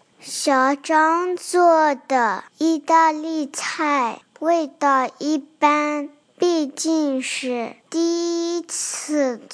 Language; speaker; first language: Chinese; early bilingual, heritage; Chinese